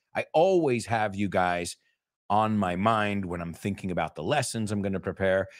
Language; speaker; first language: English; native; English